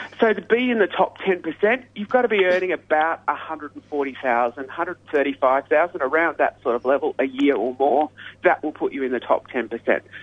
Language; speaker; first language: English; native; English